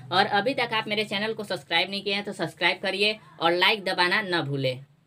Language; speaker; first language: Hindi; native; Hindi